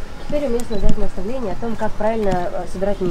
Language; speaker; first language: Russian; native; Russian